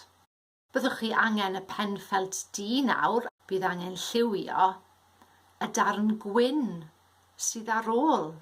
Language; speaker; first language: Welsh; native; Welsh